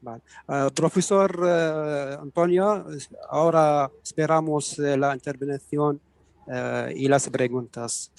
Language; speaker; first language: Spanish; non-native, learner; Arabic